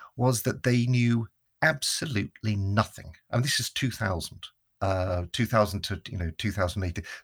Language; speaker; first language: English; native; English